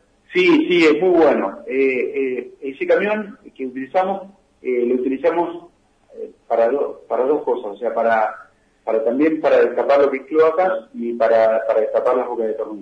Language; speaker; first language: Spanish; native; Spanish